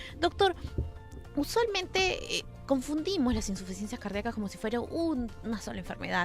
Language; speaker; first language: Spanish; native; Spanish